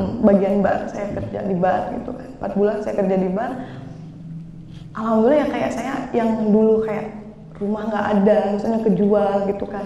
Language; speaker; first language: Indonesian; native; Indonesian